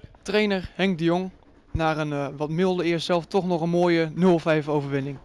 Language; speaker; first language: Dutch; native; Dutch